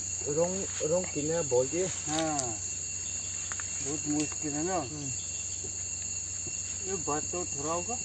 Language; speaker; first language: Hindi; non-native, local second language; Mizo